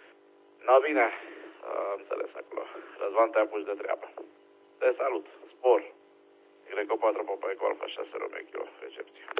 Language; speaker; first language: Romanian; native; Romanian